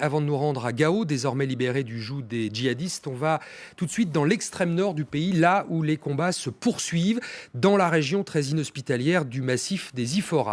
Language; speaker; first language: French; native; French